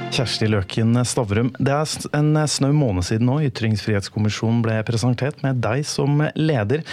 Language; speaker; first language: Norwegian; native; Norwegian